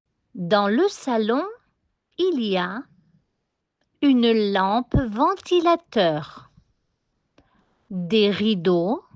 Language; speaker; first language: French; non-native, fluent; Spanish